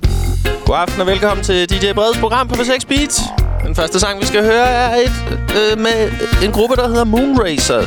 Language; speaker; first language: Danish; native; Danish